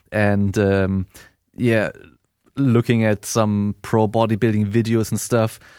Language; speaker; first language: English; non-native, fluent; German